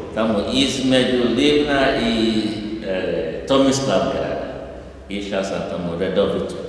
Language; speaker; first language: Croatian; non-native, learner; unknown